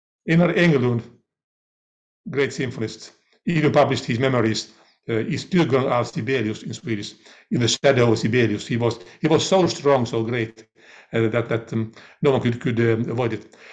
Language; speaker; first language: English; non-native, fluent; Finnish